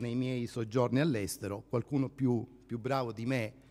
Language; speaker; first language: Italian; native; Italian